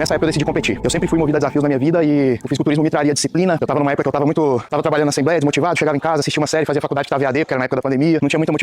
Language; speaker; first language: Portuguese; native; Portuguese